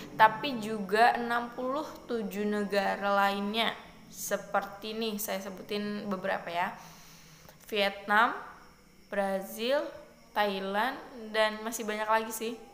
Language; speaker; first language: Indonesian; non-native, local second language; Javanese